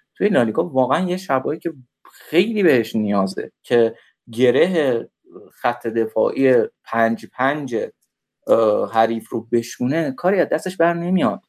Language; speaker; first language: Persian; native; Persian